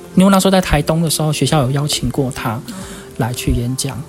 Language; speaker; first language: Chinese; native; Chinese